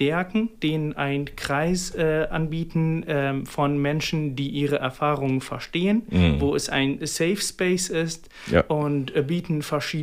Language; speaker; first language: German; non-native, fluent; Arabic